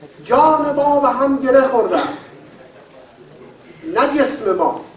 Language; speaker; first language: Persian; native; Persian